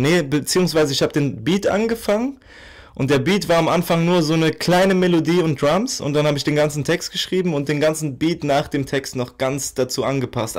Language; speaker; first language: German; native; German